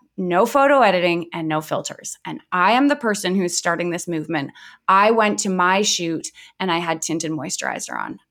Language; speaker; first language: English; native; English